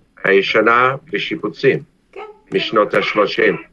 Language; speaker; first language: Hebrew; non-native, fluent; English